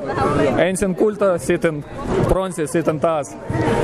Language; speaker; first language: Finnish; non-native, learner; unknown